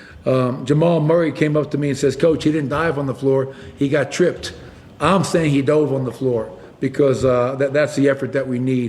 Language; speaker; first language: English; native; English